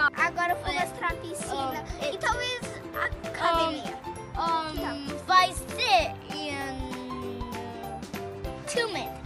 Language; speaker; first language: Portuguese; early bilingual, heritage; Portuguese